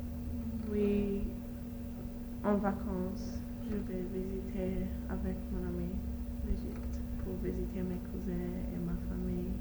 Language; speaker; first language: French; non-native, learner; Arabic